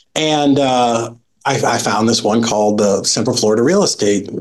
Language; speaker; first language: English; native; English